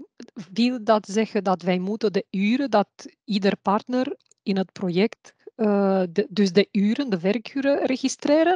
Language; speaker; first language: Dutch; non-native, learner; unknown